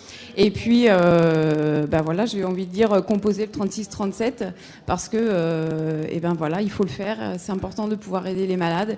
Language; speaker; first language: French; native; French